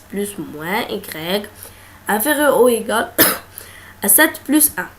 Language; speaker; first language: French; non-native, local second language; Arabic